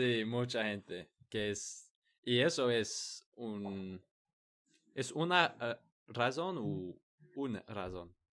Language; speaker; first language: Spanish; non-native, learner; English